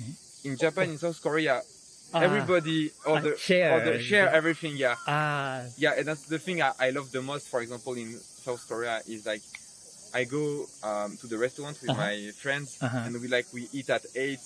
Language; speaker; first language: English; non-native, fluent; French